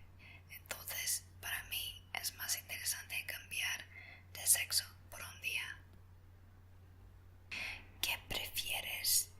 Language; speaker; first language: Spanish; non-native, fluent; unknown